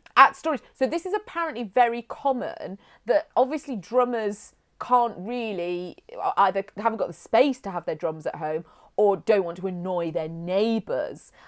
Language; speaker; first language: English; native; English